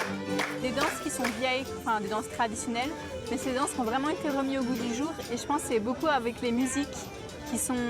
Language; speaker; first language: French; native; French